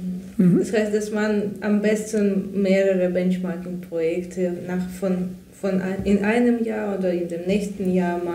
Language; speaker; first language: German; non-native, fluent; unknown